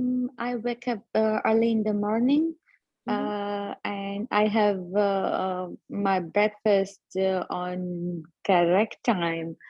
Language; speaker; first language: English; non-native, learner; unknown